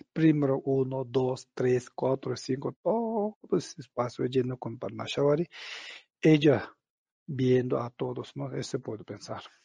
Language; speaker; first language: Spanish; non-native, learner; Tibetan